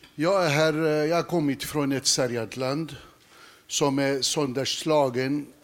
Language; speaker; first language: Swedish; non-native, fluent; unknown